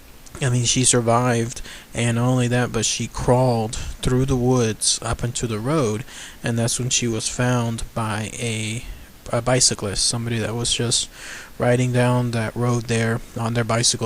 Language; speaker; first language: English; native; English